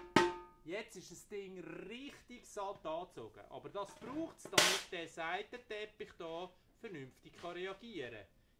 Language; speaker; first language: German; native; German